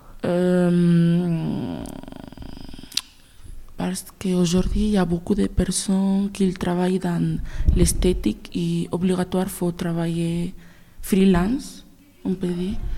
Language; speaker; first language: French; non-native, learner; Spanish